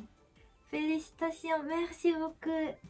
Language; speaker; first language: French; non-native, learner; Japanese